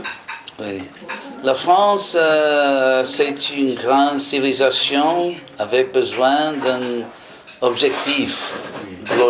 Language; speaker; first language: French; non-native, fluent; English